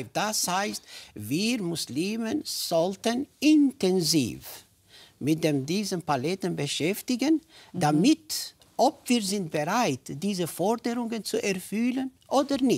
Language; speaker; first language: German; non-native, fluent; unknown